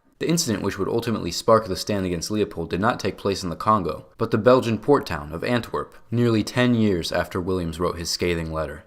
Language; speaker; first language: English; native; English